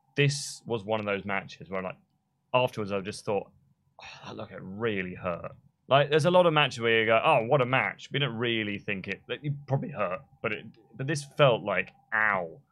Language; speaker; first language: English; native; English